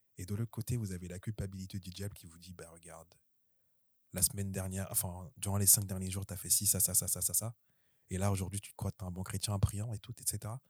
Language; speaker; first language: French; early bilingual, other home language; Haitian Creole